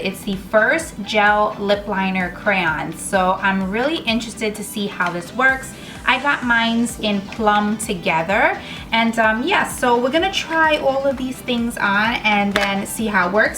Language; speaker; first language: English; native; English